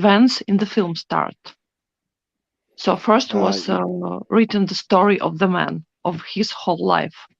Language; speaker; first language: English; non-native, fluent; Russian